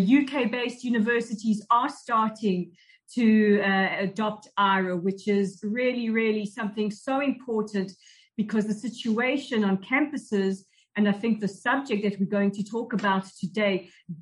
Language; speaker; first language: English; native; English